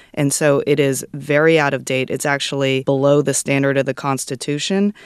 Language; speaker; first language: English; native; English